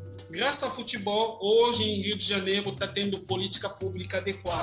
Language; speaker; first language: Portuguese; non-native, fluent; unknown